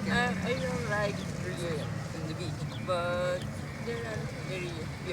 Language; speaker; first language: English; non-native, learner; Spanish